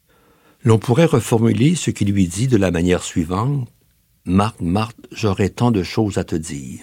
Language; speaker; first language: French; native; French